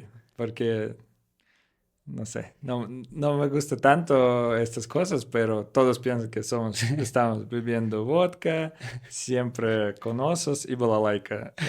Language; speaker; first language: Spanish; non-native, learner; Russian